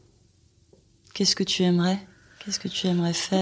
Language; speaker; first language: French; native; French